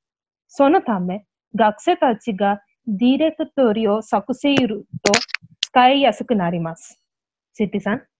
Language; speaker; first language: Japanese; non-native, learner; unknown